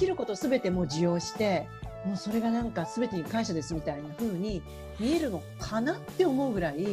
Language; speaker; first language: Japanese; native; Japanese